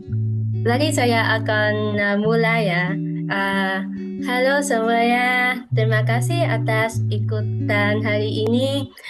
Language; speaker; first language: Indonesian; non-native, fluent; Vietnamese